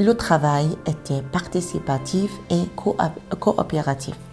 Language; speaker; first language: French; non-native, learner; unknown